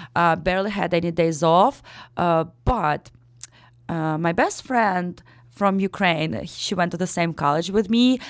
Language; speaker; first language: English; non-native, fluent; Ukrainian